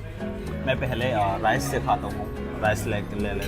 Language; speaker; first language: Hindi; non-native, local second language; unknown